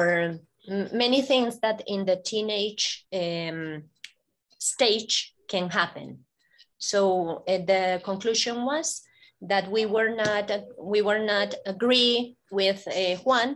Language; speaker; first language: English; non-native, fluent; Spanish